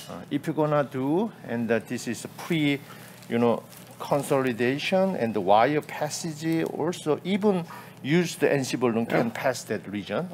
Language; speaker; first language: English; non-native, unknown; Korean